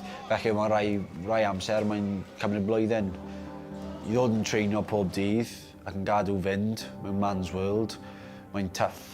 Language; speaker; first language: Welsh; non-native, local second language; English